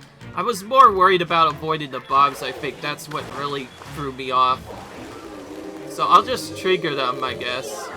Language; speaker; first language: English; native; English